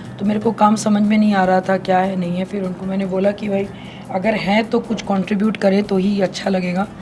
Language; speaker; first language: Hindi; non-native, local second language; Bangla